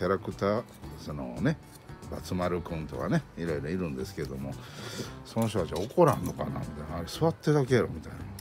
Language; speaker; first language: Japanese; native; Japanese